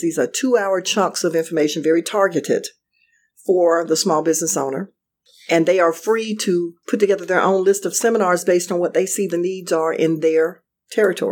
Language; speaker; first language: English; native; English